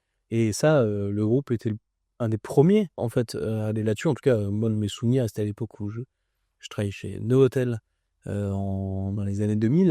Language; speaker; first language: French; native; French